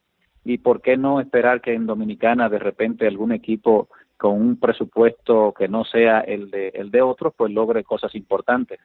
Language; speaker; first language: Spanish; native; Spanish